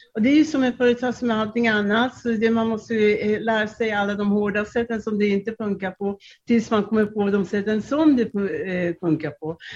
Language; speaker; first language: Swedish; non-native, fluent; Czech